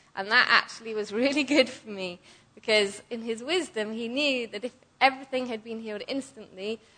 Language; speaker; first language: English; native; English